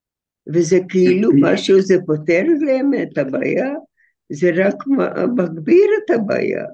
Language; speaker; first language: Hebrew; non-native, fluent; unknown